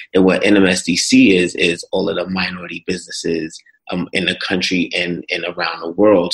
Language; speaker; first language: English; native; English